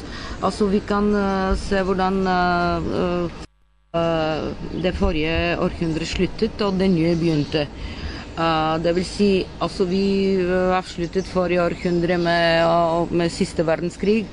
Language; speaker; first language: Norwegian; non-native, fluent; Bulgarian